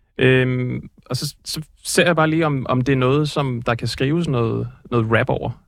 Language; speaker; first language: Danish; native; Danish